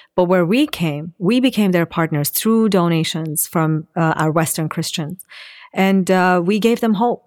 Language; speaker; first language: English; non-native, fluent; Assyrian Neo-Aramaic